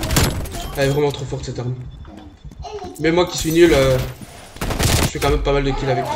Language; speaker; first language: French; native; French